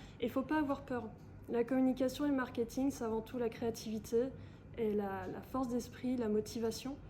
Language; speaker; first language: French; native; French